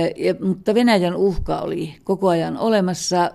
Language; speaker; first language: Finnish; native; Finnish